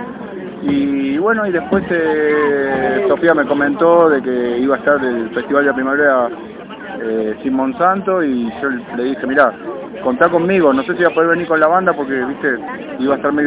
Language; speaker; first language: Spanish; native; Spanish